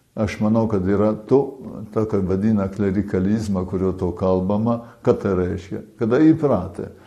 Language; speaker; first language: Lithuanian; early bilingual, heritage; Lithuanian